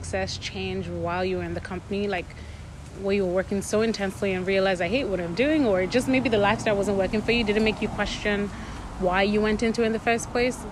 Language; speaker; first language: English; non-native, local second language; Yoruba